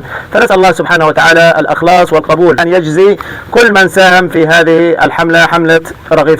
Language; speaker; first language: Arabic; native; Arabic